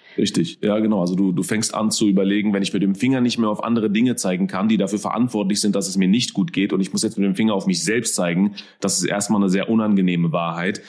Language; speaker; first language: German; early bilingual, other home language; Persian